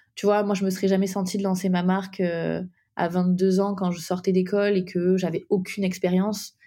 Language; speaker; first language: French; native; French